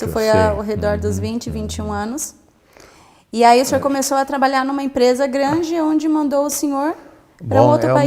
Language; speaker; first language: Portuguese; native; Portuguese